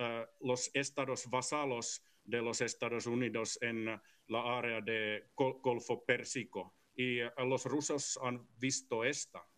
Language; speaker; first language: Spanish; non-native, fluent; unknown